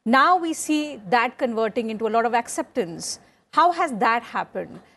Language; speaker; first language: English; non-native, local second language; Hindi